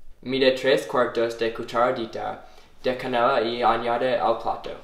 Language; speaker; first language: Spanish; non-native, learner; English